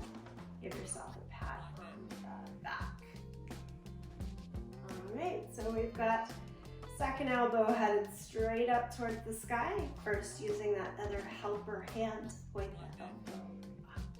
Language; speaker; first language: English; native; English